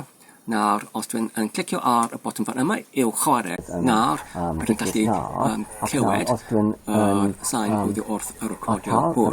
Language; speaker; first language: Welsh; non-native, fluent; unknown